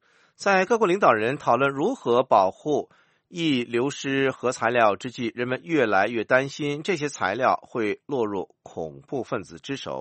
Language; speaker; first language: Chinese; native; Chinese